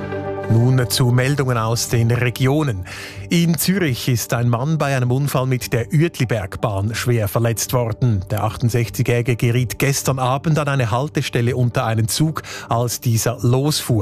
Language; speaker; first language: German; native; German